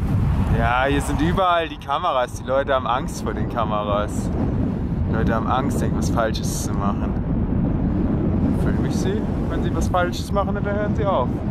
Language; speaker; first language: German; native; German